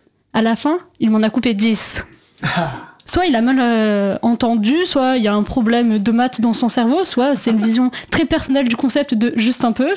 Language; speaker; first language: French; native; French